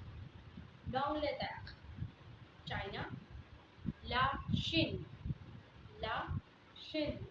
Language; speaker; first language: French; non-native, learner; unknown